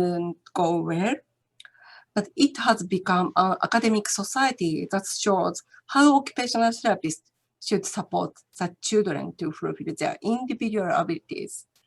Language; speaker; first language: English; non-native, learner; Japanese